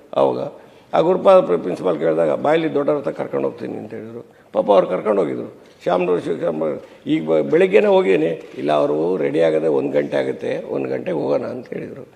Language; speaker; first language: Kannada; native; Kannada